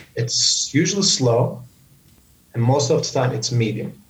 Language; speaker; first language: English; non-native, fluent; Turkish